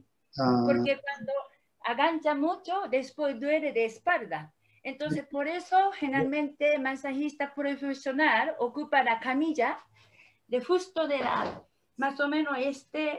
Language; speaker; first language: Spanish; non-native, learner; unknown